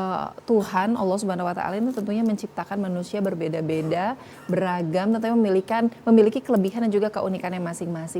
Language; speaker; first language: Indonesian; native; Indonesian